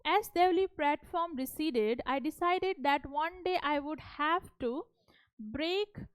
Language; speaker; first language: English; non-native, local second language; Hindi